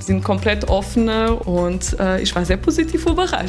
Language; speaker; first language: German; non-native, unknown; Portuguese